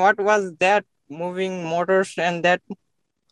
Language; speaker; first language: English; non-native, local second language; Nepali